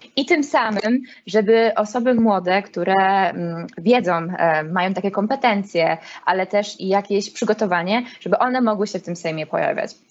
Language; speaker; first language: Polish; native; Polish